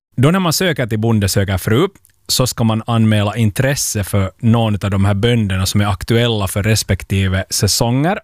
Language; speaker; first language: Swedish; native; Swedish